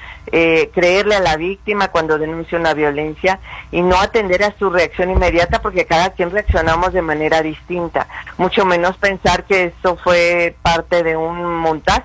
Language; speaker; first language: Spanish; native; Spanish